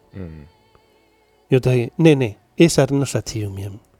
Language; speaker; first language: Latvian; non-native, learner; Spanish